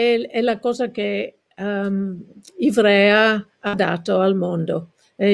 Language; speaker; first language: Italian; non-native, learner; English